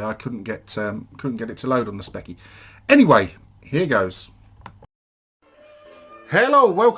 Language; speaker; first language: English; native; English